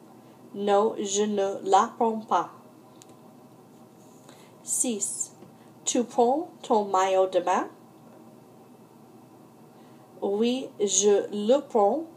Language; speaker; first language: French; non-native, fluent; English